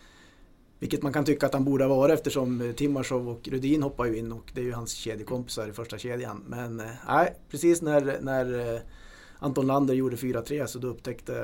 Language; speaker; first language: Swedish; native; Swedish